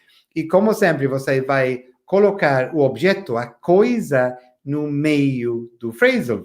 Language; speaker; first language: Portuguese; non-native, fluent; English